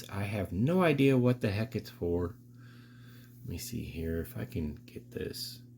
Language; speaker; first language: English; native; English